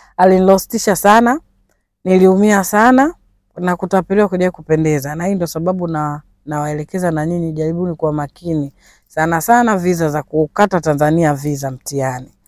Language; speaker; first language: Swahili; native; Swahili